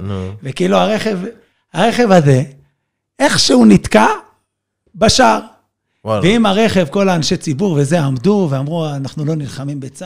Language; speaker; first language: Hebrew; native; Hebrew